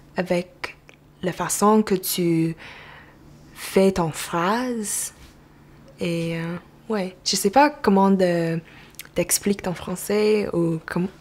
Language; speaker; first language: French; non-native, local second language; English